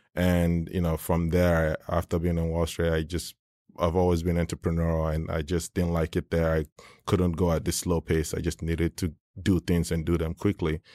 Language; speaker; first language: English; non-native, local second language; Yoruba